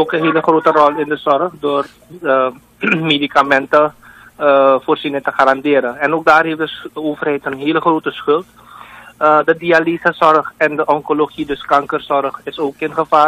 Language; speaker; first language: Dutch; native; Dutch